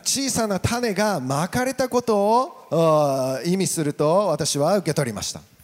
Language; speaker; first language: Japanese; native; Japanese